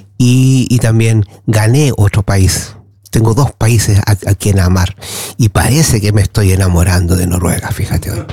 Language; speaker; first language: Spanish; native; Spanish